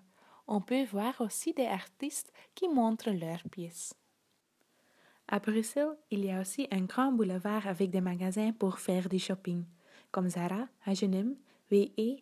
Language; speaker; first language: French; non-native, learner; Dutch